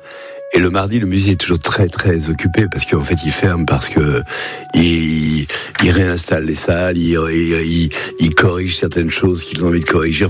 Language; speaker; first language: French; native; French